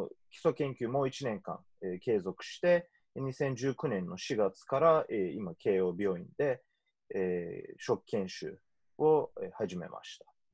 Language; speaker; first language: Japanese; non-native, fluent; Turkish